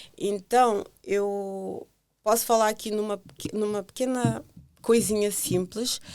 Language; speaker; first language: Portuguese; native; Portuguese